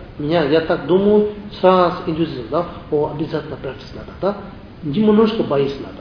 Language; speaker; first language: Russian; non-native, learner; Tibetan